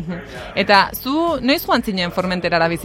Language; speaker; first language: Basque; native; Basque